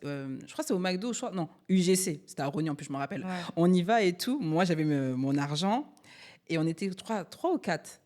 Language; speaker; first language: French; native; French